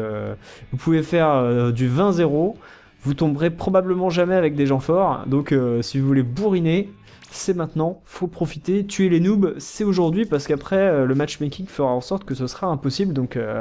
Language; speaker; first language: French; native; French